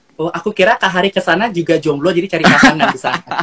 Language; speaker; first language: Indonesian; native; Indonesian